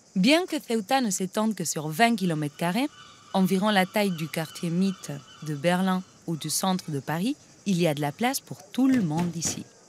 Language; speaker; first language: French; non-native, fluent; Spanish